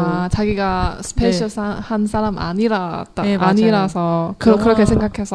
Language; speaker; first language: Korean; non-native, learner; Chinese